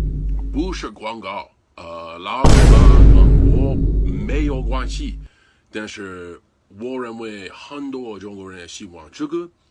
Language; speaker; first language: Chinese; non-native, learner; English